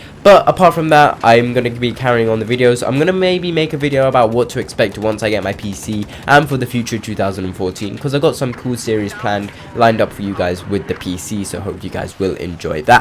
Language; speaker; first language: English; native; English